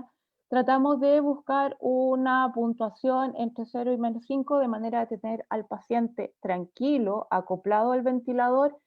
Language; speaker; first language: Spanish; native; Spanish